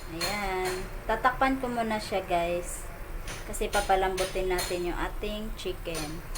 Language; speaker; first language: Filipino; native; Filipino